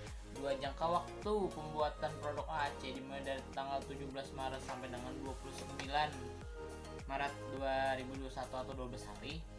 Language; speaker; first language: Indonesian; native; Indonesian